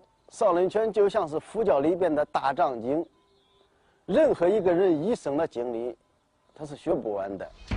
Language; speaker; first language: Chinese; native; Chinese